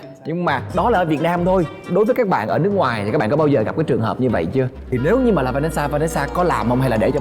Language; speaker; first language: Vietnamese; native; Vietnamese